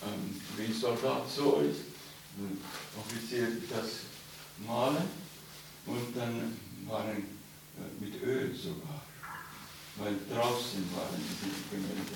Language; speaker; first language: German; non-native, learner; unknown